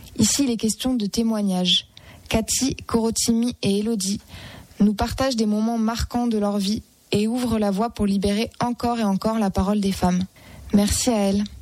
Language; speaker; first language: French; native; French